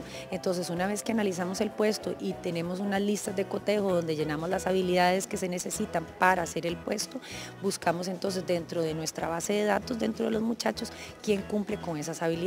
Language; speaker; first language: Spanish; native; Spanish